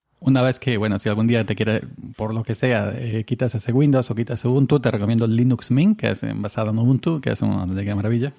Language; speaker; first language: Spanish; native; Spanish